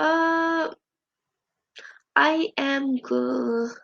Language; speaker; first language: English; non-native, learner; Urdu